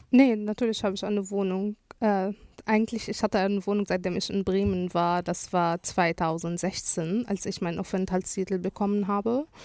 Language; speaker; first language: German; non-native, fluent; Arabic